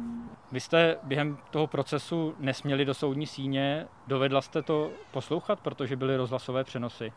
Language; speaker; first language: Czech; native; Czech